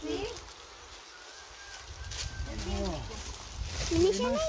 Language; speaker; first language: Spanish; native; Spanish